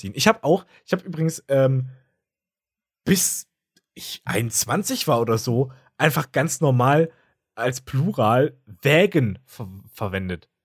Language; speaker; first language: German; native; German